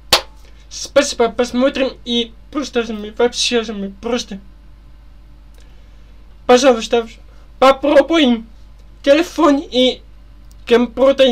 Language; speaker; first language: Russian; non-native, learner; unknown